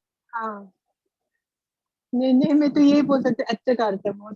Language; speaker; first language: Hindi; non-native, fluent; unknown